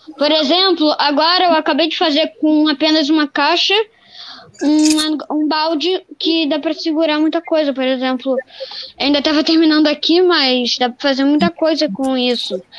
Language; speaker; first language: Portuguese; native; Portuguese